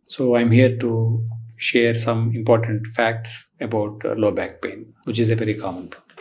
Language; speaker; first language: English; non-native, local second language; Telugu